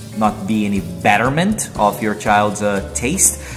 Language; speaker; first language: English; non-native, fluent; Portuguese